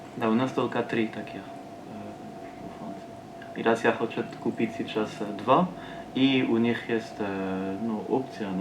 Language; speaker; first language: Russian; non-native, learner; French